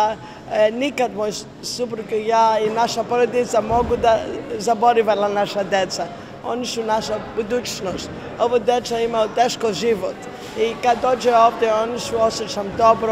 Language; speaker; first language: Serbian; non-native, learner; English